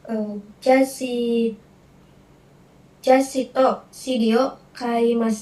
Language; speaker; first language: Japanese; non-native, learner; Indonesian